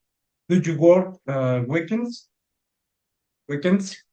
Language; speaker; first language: English; non-native, learner; Spanish